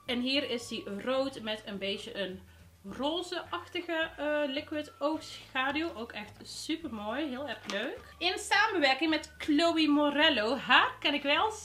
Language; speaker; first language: Dutch; early bilingual, other home language; Arabic